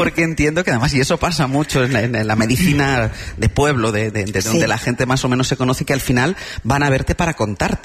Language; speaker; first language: Spanish; native; Spanish